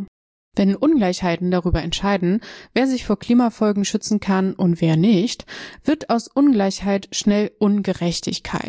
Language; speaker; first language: German; native; German